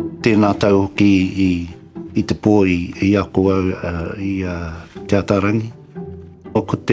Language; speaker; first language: Māori; non-native, local second language; English